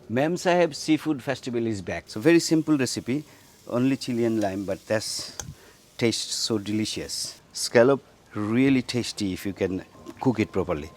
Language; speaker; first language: English; non-native, local second language; Bangla